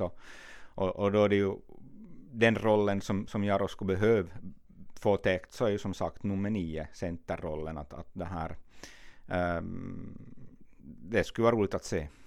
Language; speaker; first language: Swedish; native; Swedish